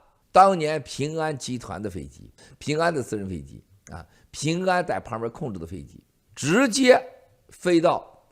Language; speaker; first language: Chinese; native; Chinese